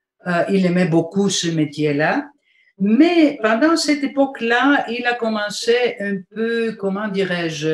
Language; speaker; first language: French; non-native, fluent; Bulgarian